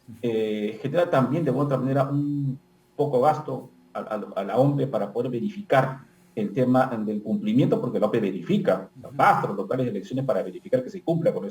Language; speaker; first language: Spanish; native; Spanish